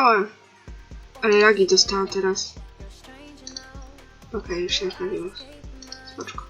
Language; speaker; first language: Polish; native; Polish